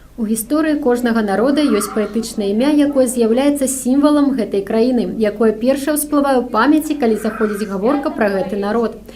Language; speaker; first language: Belarusian; native; Belarusian